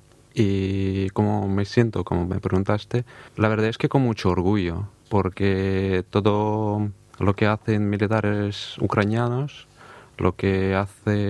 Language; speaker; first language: Spanish; non-native, fluent; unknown